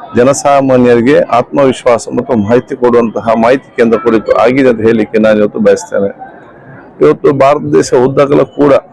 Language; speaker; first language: Kannada; non-native, local second language; Badaga